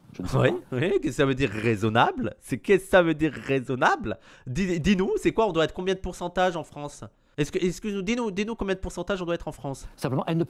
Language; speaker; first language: French; native; French